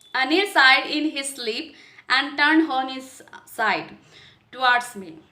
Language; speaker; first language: English; non-native, local second language; Hindi